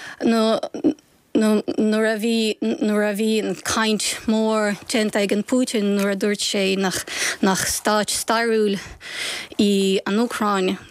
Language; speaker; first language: Irish; non-native, fluent; Ukrainian